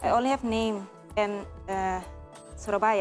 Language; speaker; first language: English; non-native, learner; Dutch